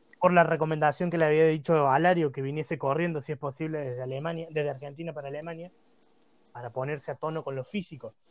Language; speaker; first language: Spanish; native; Spanish